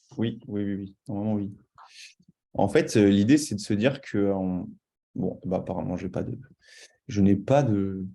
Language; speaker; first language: French; native; French